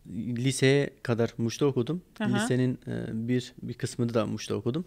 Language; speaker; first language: Turkish; non-native, local second language; Kurdish